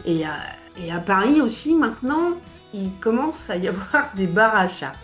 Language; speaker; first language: French; native; French